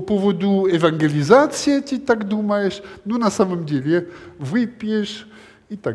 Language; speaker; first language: Russian; non-native, learner; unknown